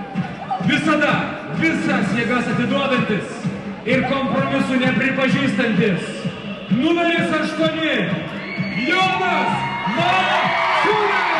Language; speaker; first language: Lithuanian; native; Lithuanian